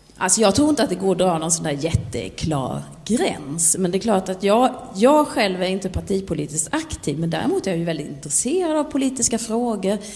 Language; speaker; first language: Swedish; native; Swedish